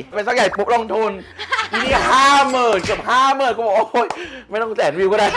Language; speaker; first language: Thai; native; Thai